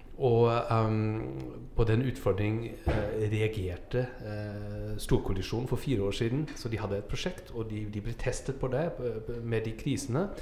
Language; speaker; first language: Norwegian; non-native, fluent; German